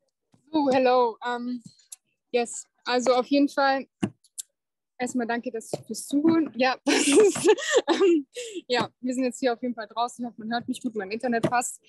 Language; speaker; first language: German; native; German